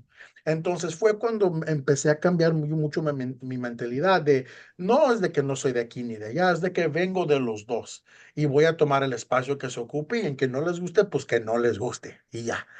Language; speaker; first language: Spanish; early bilingual, heritage; Spanish